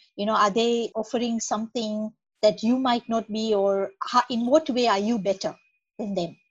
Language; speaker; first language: English; non-native, local second language; Gujarati